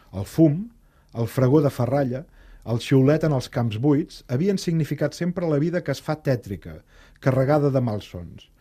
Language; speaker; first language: Catalan; native; Catalan